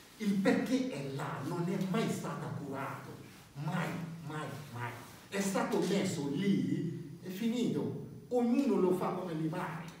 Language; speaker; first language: Italian; non-native, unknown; Bambara